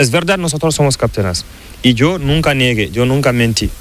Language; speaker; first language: Spanish; non-native, learner; Fula